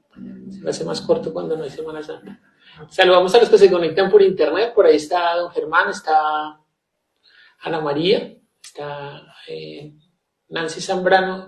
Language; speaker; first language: Spanish; native; Spanish